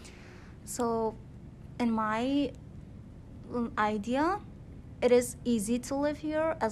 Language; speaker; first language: English; non-native, fluent; Persian